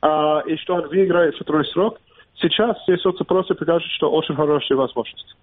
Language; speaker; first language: Russian; non-native, fluent; English